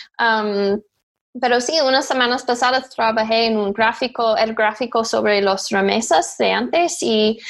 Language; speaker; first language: Spanish; non-native, learner; English